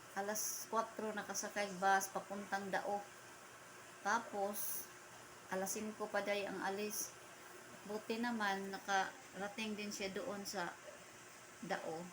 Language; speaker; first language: Filipino; non-native, local second language; Cebuano